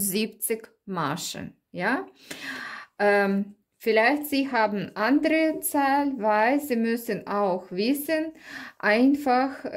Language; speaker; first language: German; non-native, learner; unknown